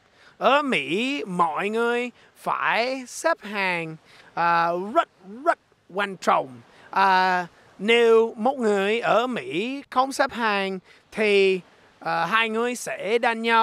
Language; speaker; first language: Vietnamese; non-native, learner; English